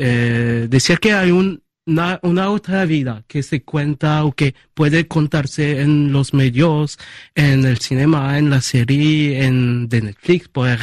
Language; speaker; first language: Spanish; early bilingual, heritage; Spanish